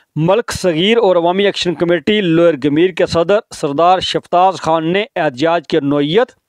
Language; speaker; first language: Urdu; non-native, local second language; Punjabi